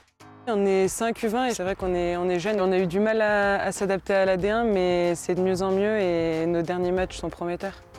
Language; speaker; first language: French; native; French